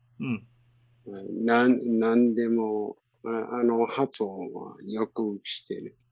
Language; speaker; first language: Japanese; non-native, learner; English